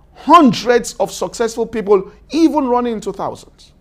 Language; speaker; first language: English; non-native, local second language; Yoruba